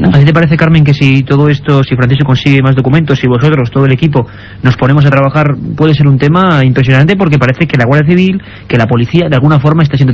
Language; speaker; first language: Spanish; native; Spanish